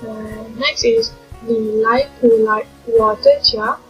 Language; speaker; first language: Chinese; non-native, learner; Malay